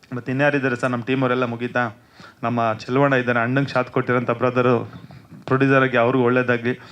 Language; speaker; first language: Kannada; native; Kannada